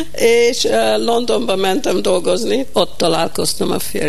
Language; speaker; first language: Hungarian; early bilingual, heritage; Hungarian